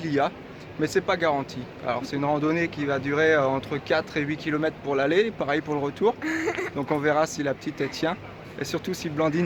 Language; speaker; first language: French; native; French